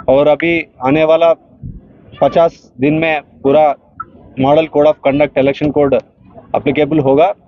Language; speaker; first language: Hindi; non-native, local second language; Telugu